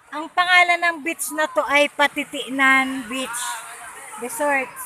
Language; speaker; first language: Filipino; non-native, local second language; Bikol